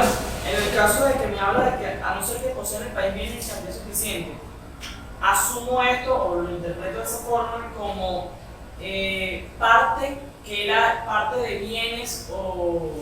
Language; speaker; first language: Spanish; native; Spanish